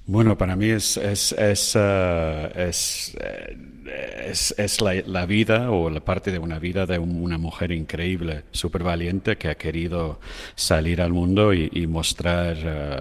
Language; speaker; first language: Spanish; non-native, fluent; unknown